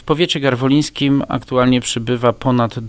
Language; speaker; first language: Polish; native; Polish